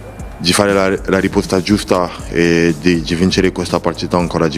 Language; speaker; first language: Italian; non-native, fluent; French